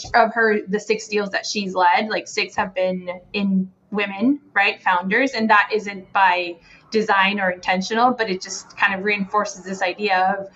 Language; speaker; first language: English; non-native, fluent; Spanish